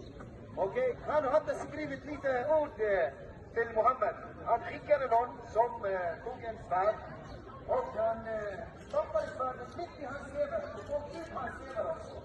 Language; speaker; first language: Swedish; non-native, fluent; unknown